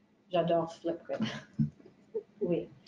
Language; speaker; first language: French; non-native, fluent; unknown